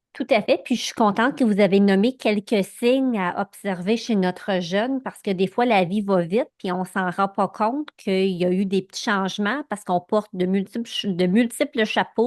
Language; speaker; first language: French; native; French